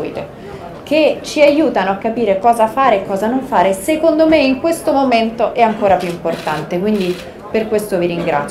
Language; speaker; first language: Italian; native; Italian